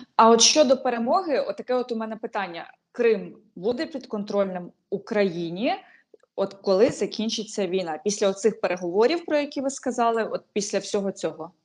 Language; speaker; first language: Ukrainian; native; Ukrainian